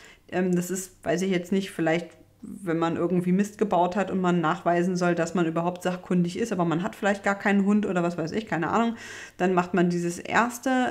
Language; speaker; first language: German; native; German